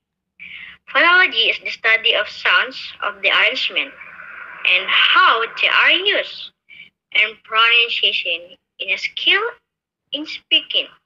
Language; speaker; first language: English; non-native, learner; Indonesian